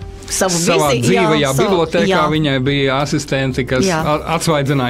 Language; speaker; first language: Latvian; native; Latvian